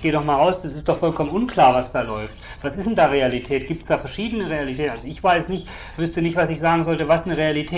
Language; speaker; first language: German; native; German